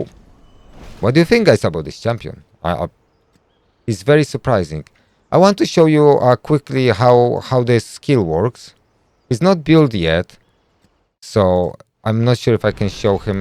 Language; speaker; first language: English; non-native, fluent; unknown